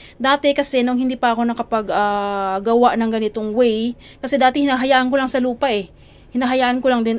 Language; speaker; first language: Filipino; native; Filipino